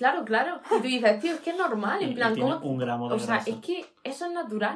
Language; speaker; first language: Spanish; native; Spanish